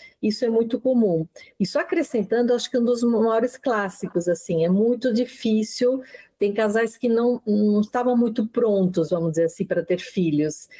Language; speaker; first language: Portuguese; non-native, fluent; Spanish